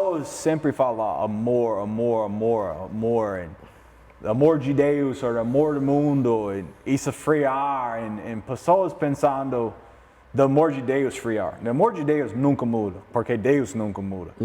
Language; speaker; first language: Portuguese; non-native, learner; English